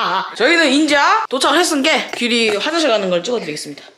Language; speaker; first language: Korean; native; Korean